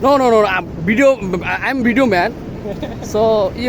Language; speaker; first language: English; non-native, learner; Bangla